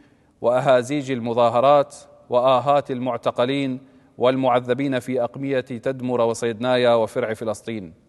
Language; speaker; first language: Arabic; native; Arabic